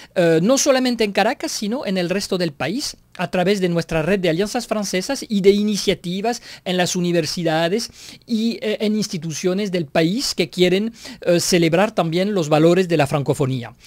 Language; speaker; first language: Spanish; non-native, fluent; French